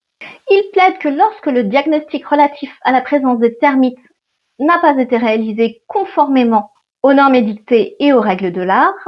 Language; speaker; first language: French; native; French